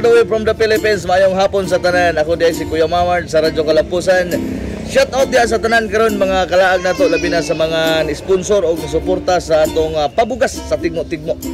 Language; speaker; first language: Cebuano; native; Cebuano